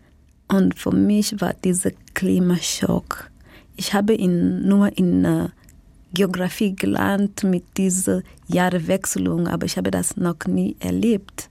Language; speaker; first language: German; non-native, fluent; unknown